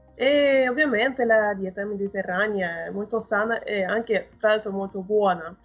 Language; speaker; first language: Italian; non-native, fluent; Russian